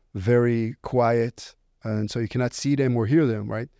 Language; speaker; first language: English; non-native, fluent; Hebrew